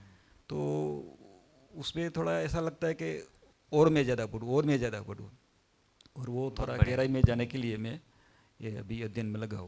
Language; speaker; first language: Hindi; non-native, local second language; Gujarati